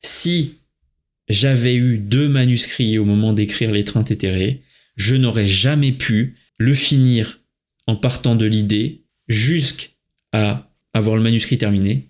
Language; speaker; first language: French; native; French